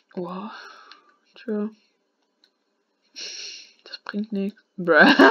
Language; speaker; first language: German; native; German